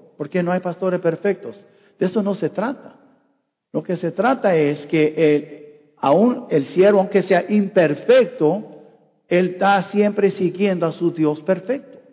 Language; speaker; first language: Spanish; non-native, fluent; English